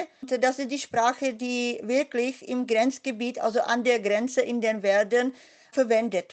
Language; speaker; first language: German; non-native, fluent; Czech